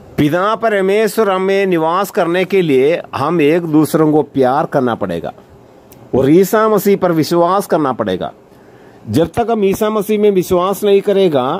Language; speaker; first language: Hindi; non-native, local second language; Malayalam